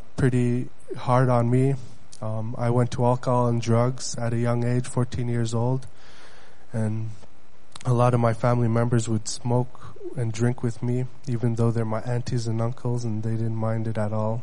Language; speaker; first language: English; early bilingual, other home language; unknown